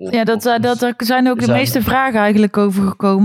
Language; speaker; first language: Dutch; native; Dutch